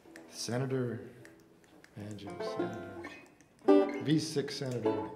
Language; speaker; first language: English; native; English